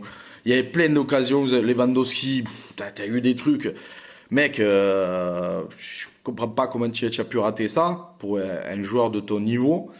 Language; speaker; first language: French; native; French